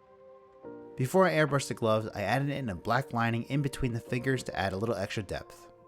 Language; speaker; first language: English; native; English